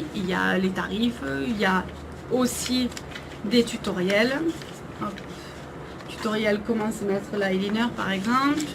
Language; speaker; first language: French; native; French